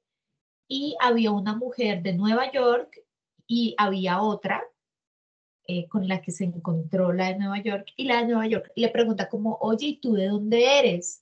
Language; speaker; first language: Spanish; native; Spanish